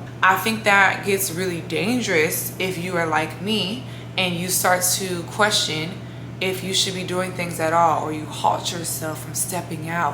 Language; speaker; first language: English; native; English